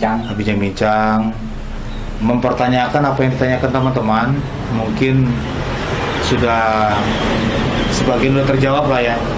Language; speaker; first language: Malay; native; Malay